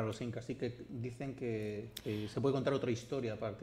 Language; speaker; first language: Spanish; native; Spanish